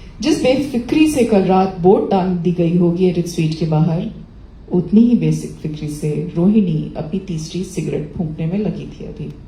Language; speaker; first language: Hindi; native; Hindi